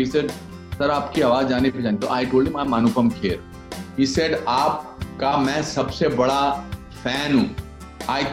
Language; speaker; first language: English; non-native, local second language; Hindi